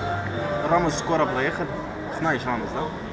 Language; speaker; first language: Russian; non-native, learner; Arabic